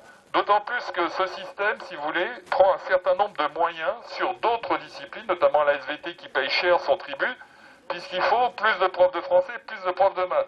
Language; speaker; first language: French; native; French